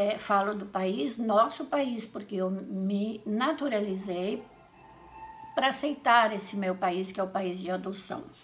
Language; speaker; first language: Portuguese; non-native, fluent; Italian